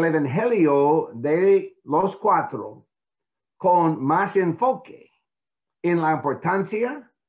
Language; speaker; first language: Spanish; non-native, fluent; English